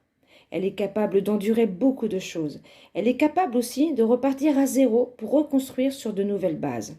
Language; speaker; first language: French; native; French